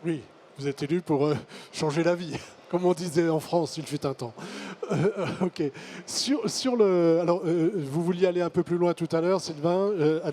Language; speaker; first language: French; native; French